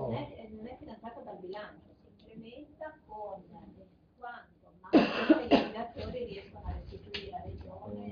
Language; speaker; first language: Italian; native; Italian